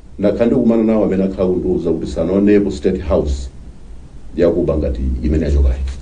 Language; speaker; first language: Nyanja; non-native, local second language; Tumbuka